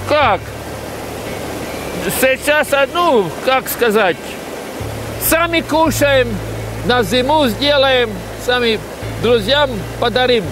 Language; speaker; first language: Russian; non-native, local second language; Latvian